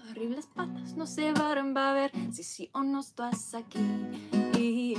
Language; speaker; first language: Spanish; non-native, fluent; English